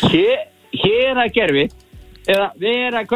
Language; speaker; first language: Icelandic; native; Icelandic